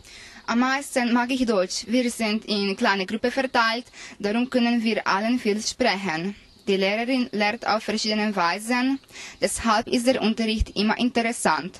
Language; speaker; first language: German; non-native, learner; Slovenian